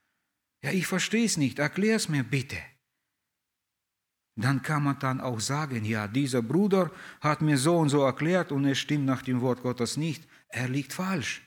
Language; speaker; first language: German; non-native, fluent; Russian